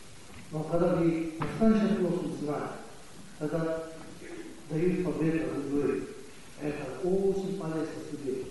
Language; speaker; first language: Russian; non-native, learner; Tibetan